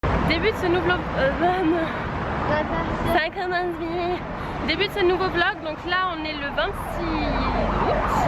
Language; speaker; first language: French; native; French